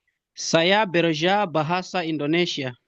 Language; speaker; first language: Indonesian; non-native, learner; Nyanja